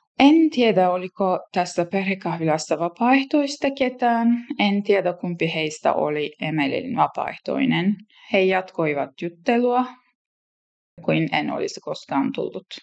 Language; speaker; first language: Finnish; non-native, learner; Turkish